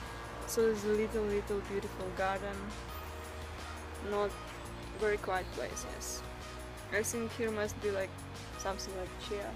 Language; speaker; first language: English; non-native, learner; Russian